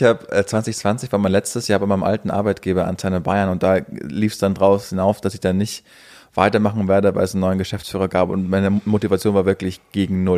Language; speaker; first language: German; native; German